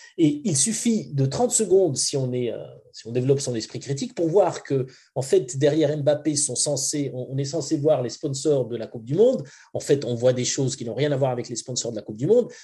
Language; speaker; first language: French; non-native, local second language; Arabic